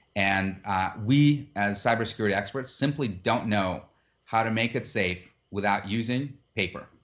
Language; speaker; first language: English; non-native, fluent; Russian